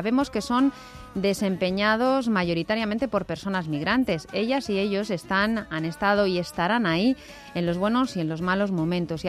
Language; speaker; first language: Spanish; native; Spanish